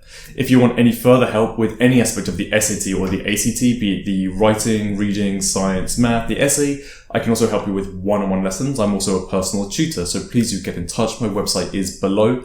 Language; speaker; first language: English; native; English